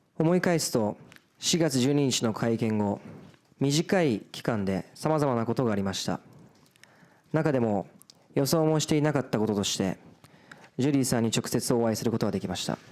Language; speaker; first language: Japanese; early bilingual, other home language; Portuguese